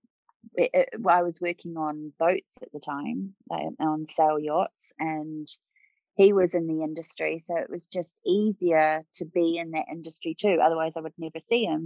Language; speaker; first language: English; native; English